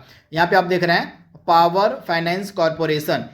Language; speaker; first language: Hindi; native; Hindi